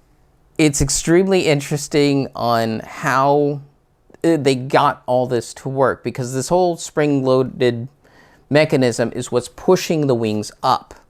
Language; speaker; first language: English; native; English